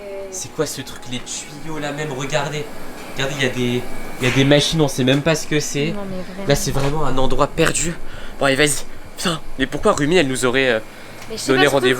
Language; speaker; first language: French; native; French